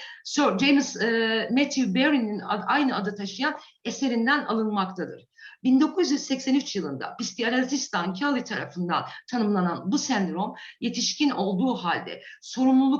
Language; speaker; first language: Turkish; native; Turkish